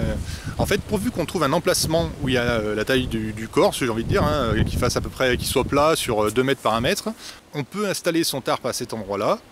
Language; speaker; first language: French; native; French